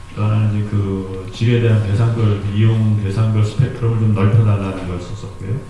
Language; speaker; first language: Korean; native; Korean